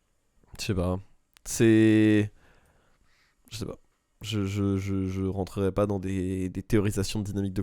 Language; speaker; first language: French; native; French